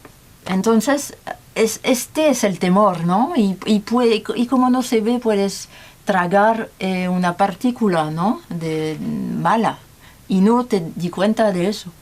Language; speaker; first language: Spanish; non-native, learner; French